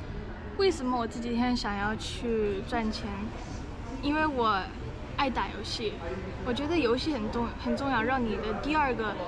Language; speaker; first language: Chinese; early bilingual, other home language; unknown